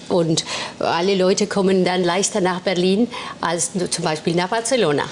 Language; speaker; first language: German; non-native, fluent; Spanish